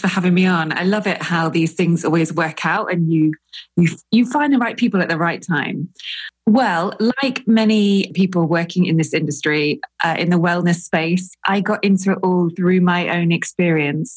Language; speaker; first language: English; native; English